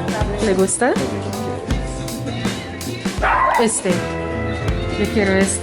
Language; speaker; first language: Spanish; non-native, learner; English